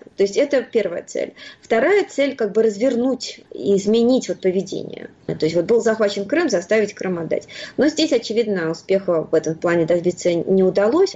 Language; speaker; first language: Russian; native; Russian